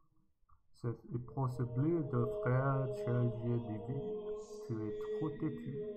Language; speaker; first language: French; non-native, learner; Chinese